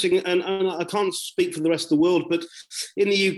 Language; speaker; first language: English; native; English